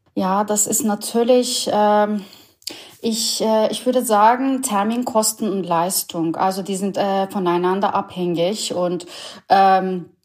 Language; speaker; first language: German; non-native, fluent; Turkish